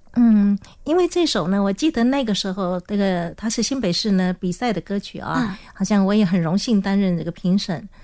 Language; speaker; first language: Chinese; non-native, local second language; Hakka Chinese